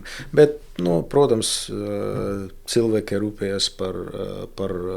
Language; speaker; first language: Latvian; non-native, local second language; Russian